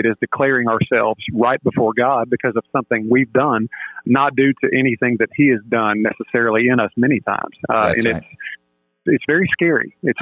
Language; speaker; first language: English; native; English